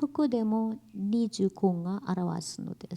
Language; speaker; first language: Japanese; non-native, learner; Korean